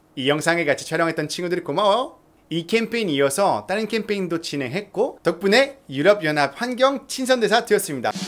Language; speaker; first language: Korean; non-native, fluent; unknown